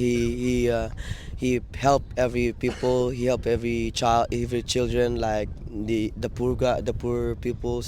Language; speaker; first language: English; non-native, local second language; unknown